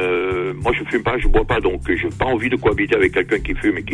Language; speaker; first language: French; native; French